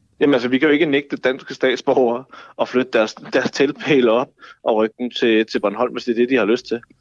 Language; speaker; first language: Danish; native; Danish